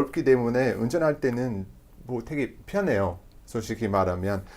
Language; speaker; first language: Korean; non-native, fluent; English